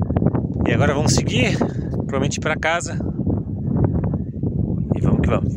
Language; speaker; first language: Portuguese; native; Portuguese